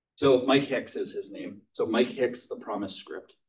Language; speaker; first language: English; native; English